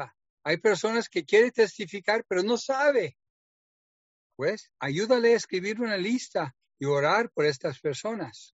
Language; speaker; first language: Spanish; non-native, fluent; English